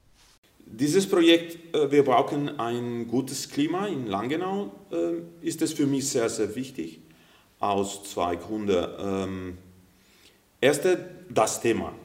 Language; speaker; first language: German; non-native, fluent; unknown